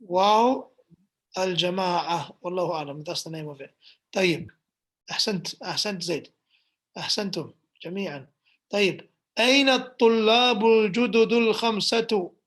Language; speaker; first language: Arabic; non-native, fluent; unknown